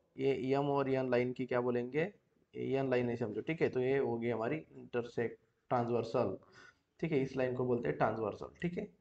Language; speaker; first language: Hindi; non-native, local second language; Marathi